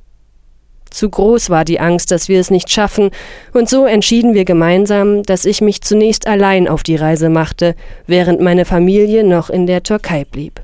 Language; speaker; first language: German; non-native, fluent; Persian